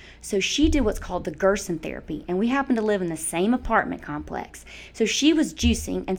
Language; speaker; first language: English; native; English